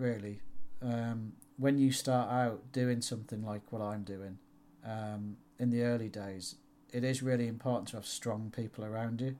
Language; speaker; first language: English; native; English